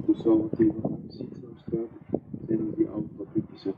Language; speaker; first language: Dutch; native; Dutch